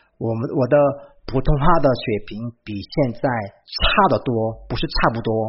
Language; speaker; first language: Chinese; non-native, fluent; Korean